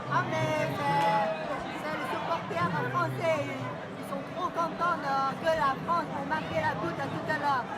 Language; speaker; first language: French; non-native, fluent; Khmer